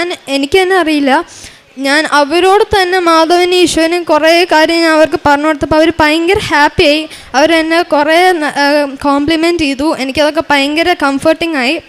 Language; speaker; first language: Malayalam; early bilingual, heritage; Malayalam